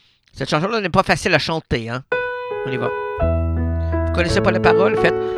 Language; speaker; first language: French; native; French